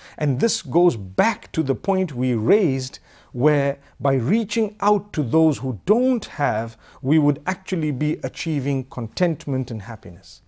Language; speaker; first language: English; native; English